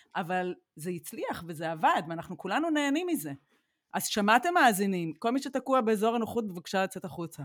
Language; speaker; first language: Hebrew; native; Hebrew